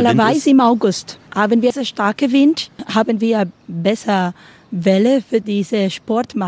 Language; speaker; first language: German; non-native, learner; Spanish